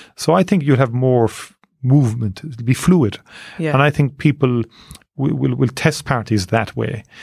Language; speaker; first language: English; native; English